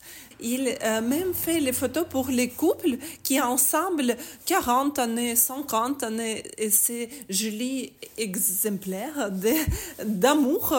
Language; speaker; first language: French; non-native, learner; Ukrainian